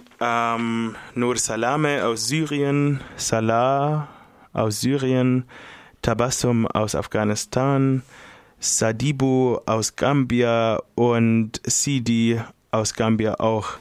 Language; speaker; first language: German; non-native, fluent; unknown